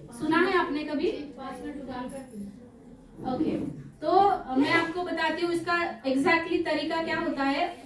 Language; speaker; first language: Hindi; non-native, local second language; Marathi